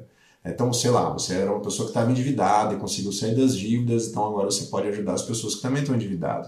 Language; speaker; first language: Portuguese; native; Portuguese